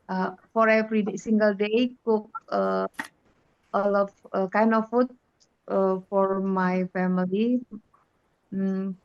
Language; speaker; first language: English; non-native, learner; Indonesian